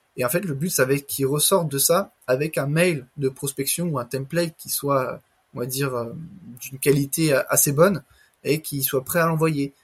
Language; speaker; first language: French; native; French